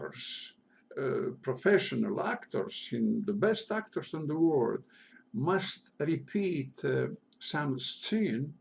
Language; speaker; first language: English; non-native, learner; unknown